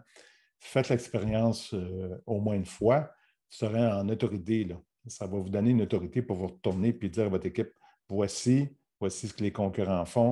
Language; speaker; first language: French; native; French